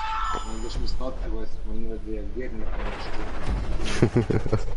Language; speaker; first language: German; non-native, learner; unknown